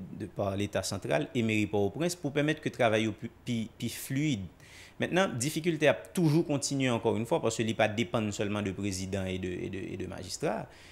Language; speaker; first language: French; non-native, local second language; Haitian Creole